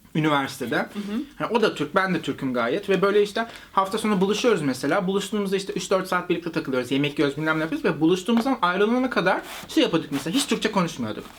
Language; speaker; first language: Turkish; native; Turkish